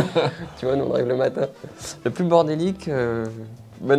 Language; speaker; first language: French; native; French